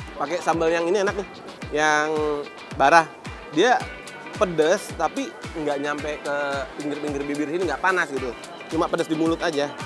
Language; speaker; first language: Indonesian; native; Indonesian